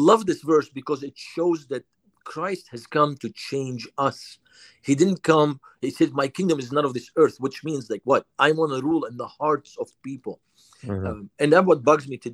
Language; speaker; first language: English; non-native, fluent; Arabic